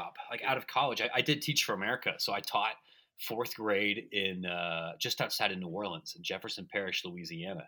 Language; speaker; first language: English; native; English